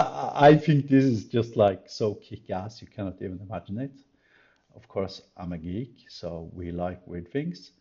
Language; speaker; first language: English; non-native, fluent; Norwegian